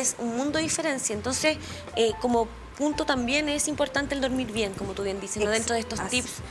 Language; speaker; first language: Spanish; native; Spanish